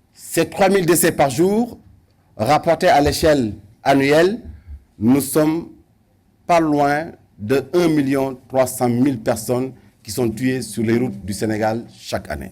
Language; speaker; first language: French; non-native, local second language; Wolof